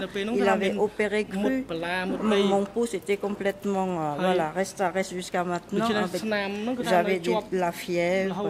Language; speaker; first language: French; non-native, local second language; Khmer